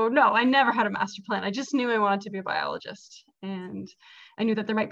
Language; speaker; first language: English; native; English